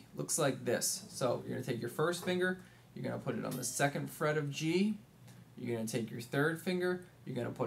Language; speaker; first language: English; native; English